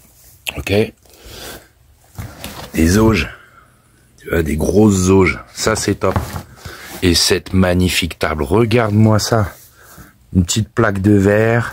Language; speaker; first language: French; native; French